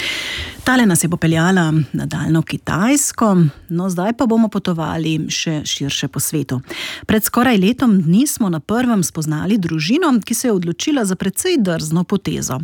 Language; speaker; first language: Slovenian; native; Slovenian